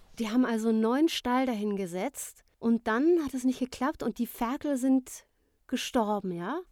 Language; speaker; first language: German; native; German